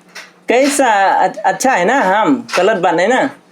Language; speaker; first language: Hindi; non-native, local second language; Khasi